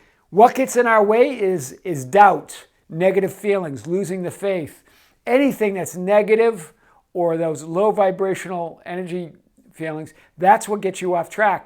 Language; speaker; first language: English; native; English